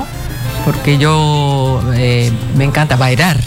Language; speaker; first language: Spanish; non-native, learner; Japanese